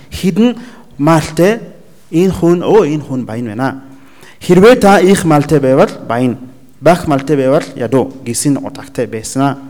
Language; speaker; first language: Mongolian; non-native, learner; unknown